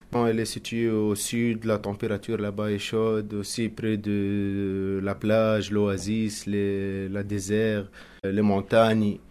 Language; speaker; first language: French; non-native, local second language; Arabic